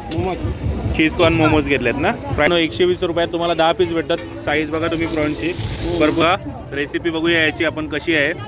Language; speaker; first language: Marathi; native; Marathi